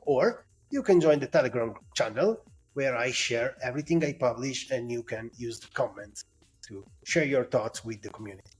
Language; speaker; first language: English; non-native, fluent; Italian